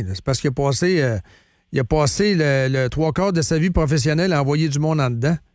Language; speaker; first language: French; native; French